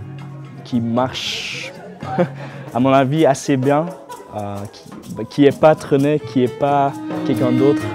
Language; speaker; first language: French; non-native, fluent; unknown